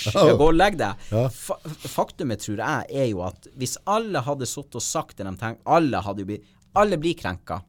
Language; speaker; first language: Norwegian; native; Norwegian